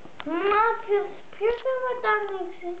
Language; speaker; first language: Greek; early bilingual, other home language; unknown